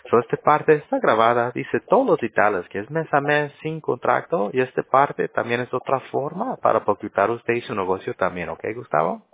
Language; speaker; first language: Spanish; early bilingual, heritage; Spanish